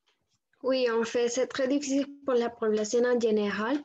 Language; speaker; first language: French; non-native, learner; Spanish